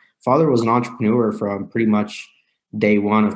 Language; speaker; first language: English; native; English